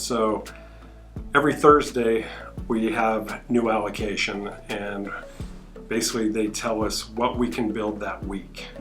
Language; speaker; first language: English; native; English